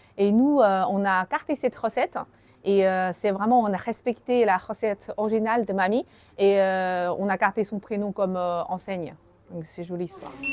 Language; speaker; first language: French; non-native, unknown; Chinese